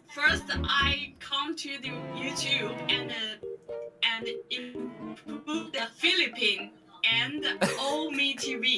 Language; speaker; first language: English; non-native, learner; Chinese